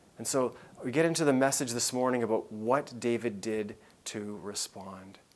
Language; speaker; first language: English; native; English